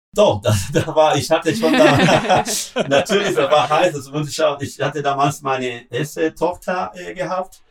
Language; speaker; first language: German; non-native, learner; Spanish